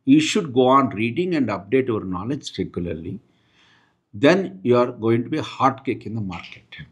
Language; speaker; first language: English; non-native, local second language; Telugu